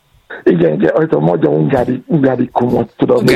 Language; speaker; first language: Hungarian; non-native, learner; Yoruba